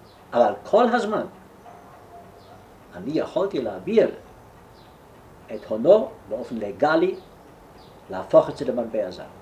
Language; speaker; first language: Hebrew; non-native, fluent; German